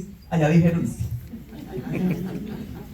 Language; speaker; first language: Spanish; native; Spanish